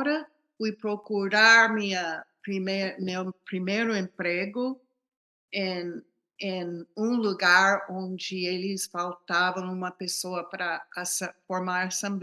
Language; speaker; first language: Portuguese; non-native, fluent; English